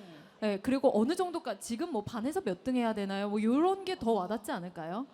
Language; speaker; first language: Korean; native; Korean